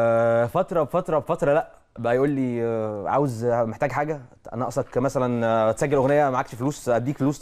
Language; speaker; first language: Arabic; native; Arabic